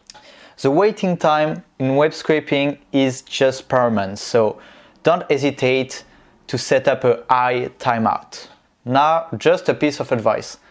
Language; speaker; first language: English; non-native, fluent; French